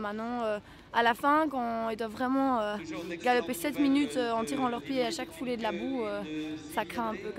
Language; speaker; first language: French; native; French